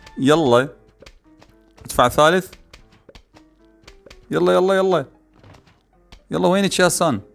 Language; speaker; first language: Arabic; native; Arabic